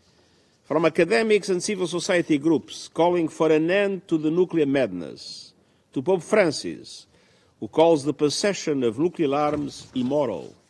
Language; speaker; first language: English; non-native, fluent; Portuguese